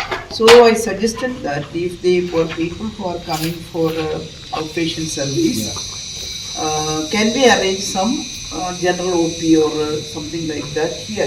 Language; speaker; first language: English; non-native, local second language; Malayalam